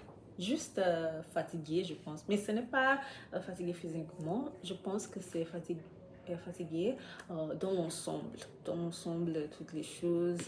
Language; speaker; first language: French; non-native, learner; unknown